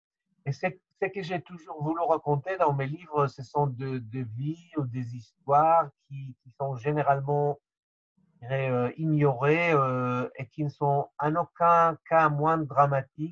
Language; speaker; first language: French; non-native, fluent; Hebrew